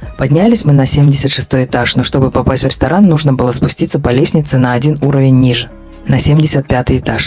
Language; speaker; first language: Russian; native; Russian